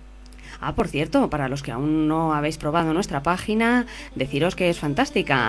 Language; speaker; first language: Spanish; native; Spanish